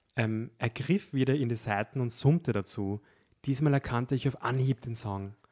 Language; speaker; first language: German; native; German